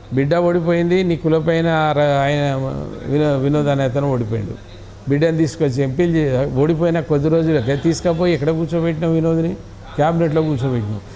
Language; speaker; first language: Telugu; non-native, local second language; Lambadi